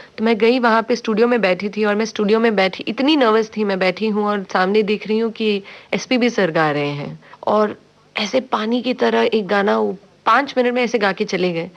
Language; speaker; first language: Hindi; non-native, local second language; Tamil